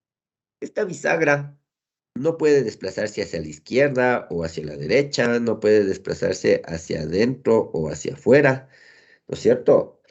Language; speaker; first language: Spanish; native; Spanish